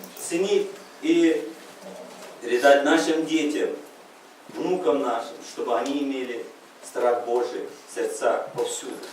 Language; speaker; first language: Russian; non-native, local second language; Uzbek